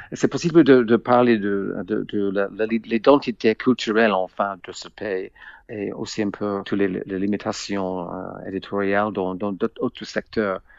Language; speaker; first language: French; non-native, fluent; English